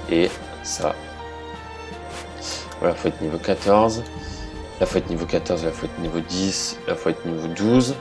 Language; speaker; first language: French; native; French